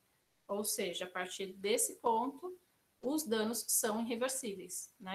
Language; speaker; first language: Portuguese; native; Portuguese